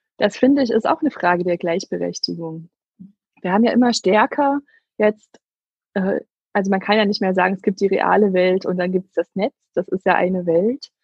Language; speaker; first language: German; native; German